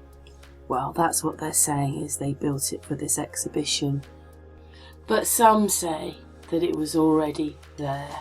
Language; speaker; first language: English; native; English